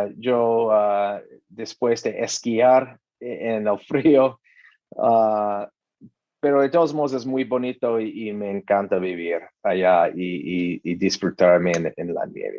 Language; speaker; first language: Spanish; non-native, learner; English